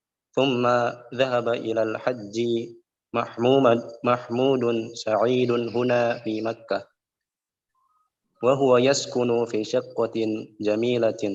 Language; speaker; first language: Arabic; non-native, learner; Indonesian